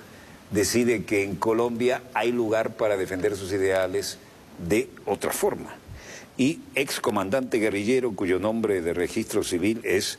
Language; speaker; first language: Spanish; native; Spanish